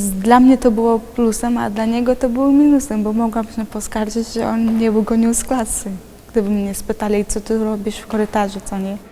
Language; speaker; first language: Polish; non-native, fluent; Chechen